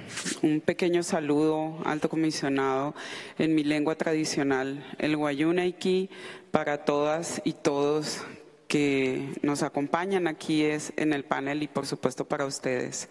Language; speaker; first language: Spanish; non-native, local second language; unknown